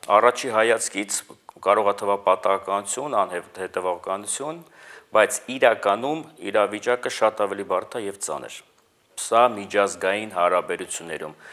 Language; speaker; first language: Armenian; native; Armenian